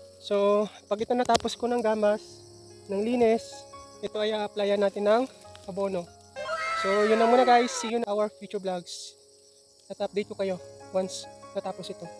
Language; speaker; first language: Filipino; non-native, local second language; Cebuano